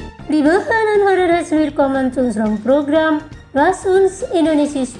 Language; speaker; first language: German; non-native, fluent; Indonesian